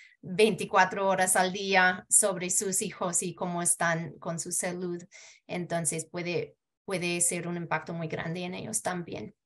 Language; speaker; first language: Spanish; early bilingual, heritage; Spanish